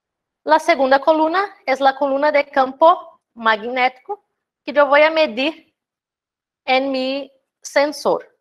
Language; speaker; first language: Spanish; non-native, fluent; Portuguese